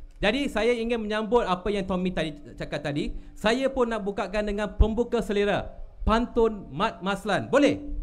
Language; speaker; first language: Malay; non-native, local second language; Tamil